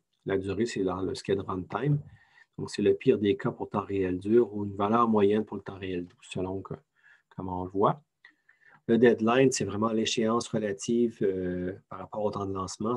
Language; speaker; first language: French; native; French